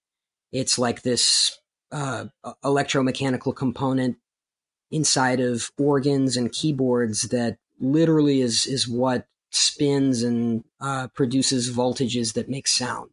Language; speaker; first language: English; native; English